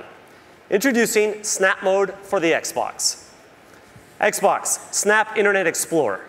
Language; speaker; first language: English; native; English